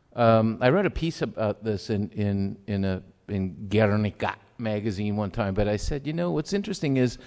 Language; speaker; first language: English; early bilingual, other home language; Spanish